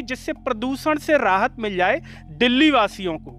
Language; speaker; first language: Hindi; native; Hindi